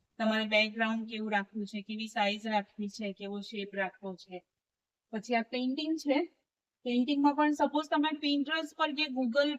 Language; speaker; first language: Gujarati; native; Gujarati